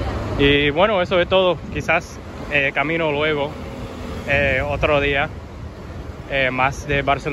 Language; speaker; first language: Spanish; early bilingual, heritage; English